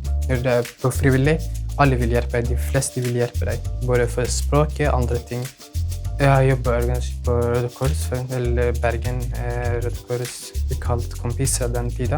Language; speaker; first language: Norwegian; non-native, learner; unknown